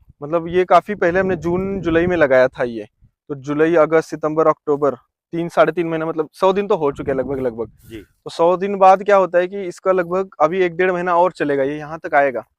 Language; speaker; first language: Hindi; non-native, local second language; Marathi